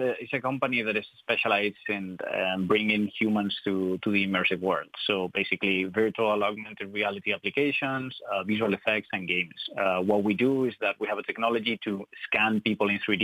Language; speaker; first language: English; non-native, fluent; Spanish